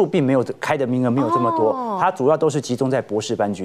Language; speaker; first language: Chinese; native; Chinese